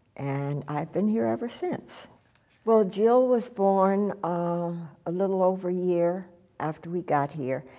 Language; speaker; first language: English; native; English